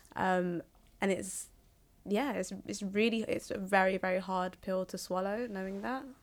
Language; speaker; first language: English; early bilingual, other home language; Somali